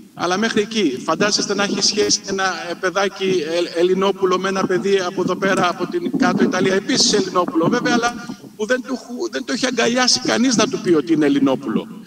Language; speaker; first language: Greek; native; Greek